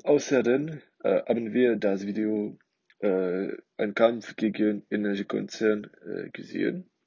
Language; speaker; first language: German; non-native, learner; French